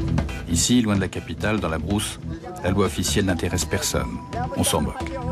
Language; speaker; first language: French; native; French